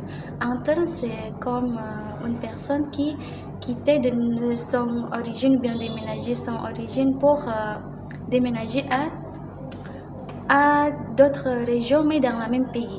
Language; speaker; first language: French; non-native, learner; Indonesian